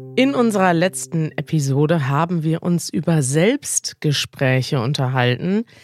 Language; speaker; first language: German; native; German